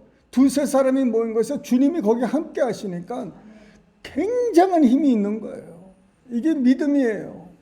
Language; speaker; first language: Korean; native; Korean